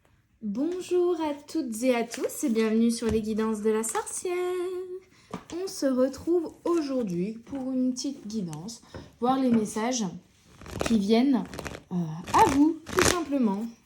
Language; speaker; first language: French; native; French